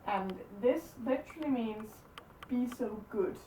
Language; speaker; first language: English; non-native, fluent; Danish